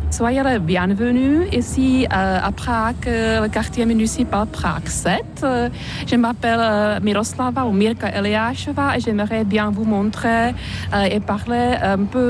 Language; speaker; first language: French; non-native, fluent; Czech